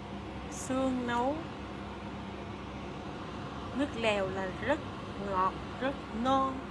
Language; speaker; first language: Vietnamese; early bilingual, heritage; Vietnamese